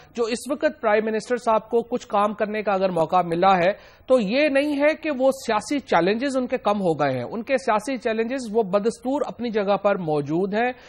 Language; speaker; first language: Urdu; native; Urdu